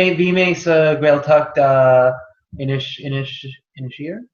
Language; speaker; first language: Irish; non-native, learner; English